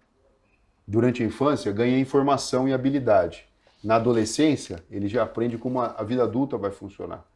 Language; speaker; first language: Portuguese; native; Portuguese